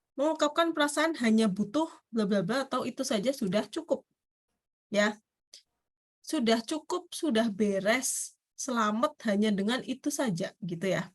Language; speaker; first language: Indonesian; native; Indonesian